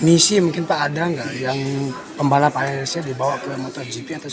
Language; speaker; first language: Indonesian; native; Indonesian